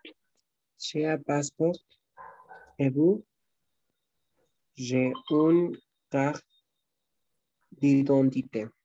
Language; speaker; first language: French; non-native, learner; Spanish